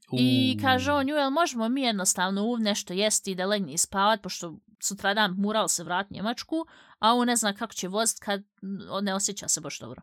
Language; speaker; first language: Bosnian; early bilingual, heritage; Bosnian